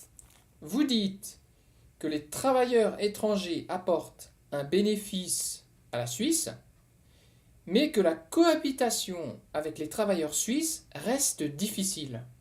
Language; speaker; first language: French; native; French